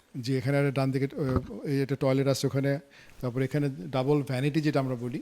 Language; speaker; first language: Bangla; native; Bangla